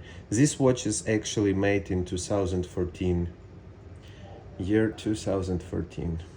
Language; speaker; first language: English; non-native, fluent; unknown